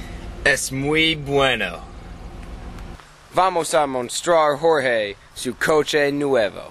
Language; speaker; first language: Spanish; non-native, learner; English